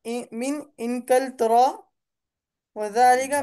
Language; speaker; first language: Arabic; non-native, learner; Urdu